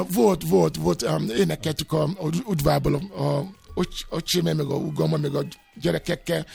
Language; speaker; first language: Hungarian; non-native, fluent; Yoruba